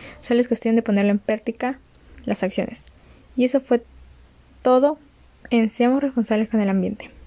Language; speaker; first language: Spanish; native; Spanish